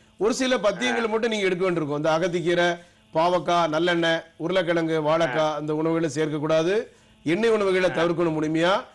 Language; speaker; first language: Tamil; native; Tamil